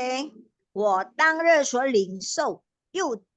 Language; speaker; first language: Chinese; non-native, learner; Indonesian